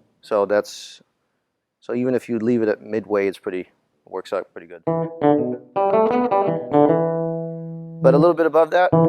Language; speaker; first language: English; native; English